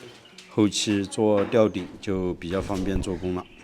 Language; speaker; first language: Chinese; native; Chinese